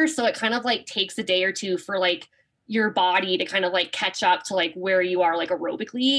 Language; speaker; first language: English; native; English